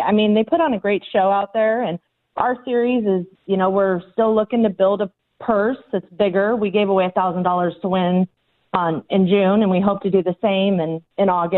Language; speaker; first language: English; native; English